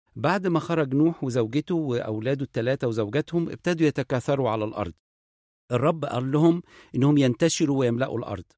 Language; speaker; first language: Egyptian Arabic; native; Egyptian Arabic